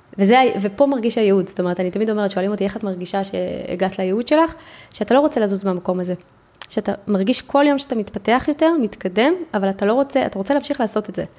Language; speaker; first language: Hebrew; native; Hebrew